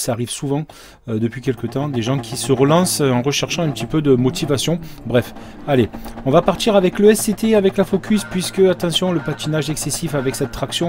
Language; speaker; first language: French; native; French